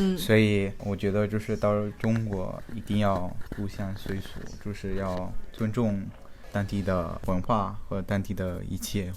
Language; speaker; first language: Chinese; non-native, fluent; Spanish